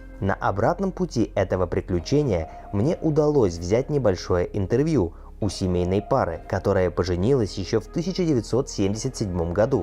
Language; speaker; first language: Russian; native; Russian